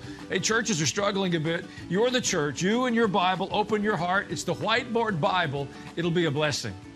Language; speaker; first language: English; native; English